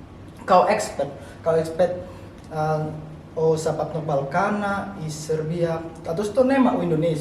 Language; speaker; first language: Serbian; non-native, learner; Indonesian